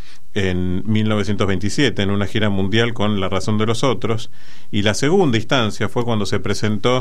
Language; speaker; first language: Spanish; native; Spanish